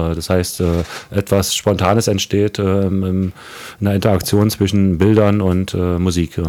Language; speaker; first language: German; native; German